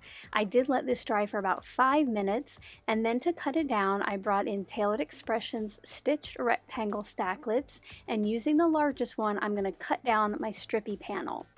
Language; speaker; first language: English; native; English